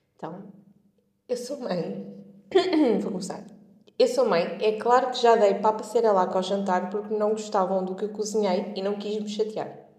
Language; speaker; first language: Portuguese; native; Portuguese